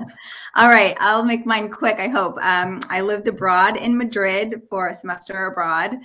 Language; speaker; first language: English; native; English